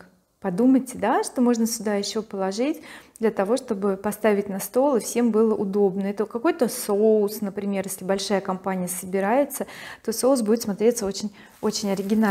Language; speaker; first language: Russian; native; Russian